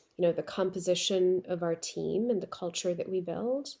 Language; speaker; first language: English; non-native, local second language; Urdu